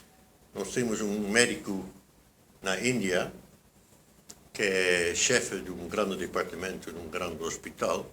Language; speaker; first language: Portuguese; non-native, fluent; Dutch